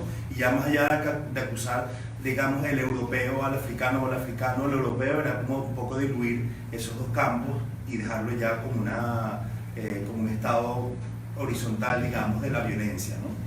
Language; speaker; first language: Spanish; native; Spanish